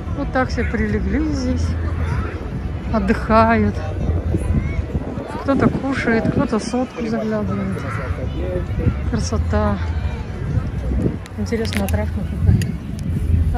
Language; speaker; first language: Russian; native; Russian